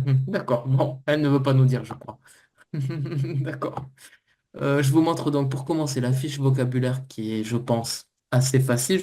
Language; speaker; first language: French; native; French